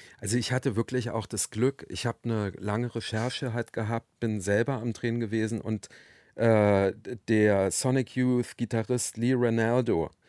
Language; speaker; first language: German; native; German